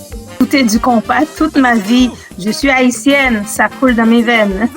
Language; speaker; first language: French; native; French